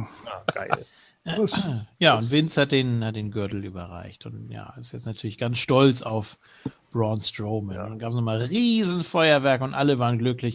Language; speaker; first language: German; native; German